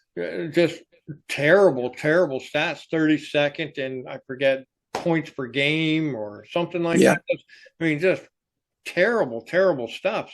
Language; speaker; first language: English; native; English